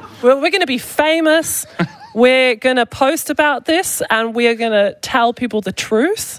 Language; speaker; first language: English; native; English